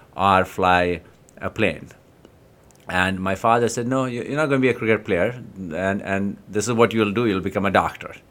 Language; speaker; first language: English; non-native, local second language; Kashmiri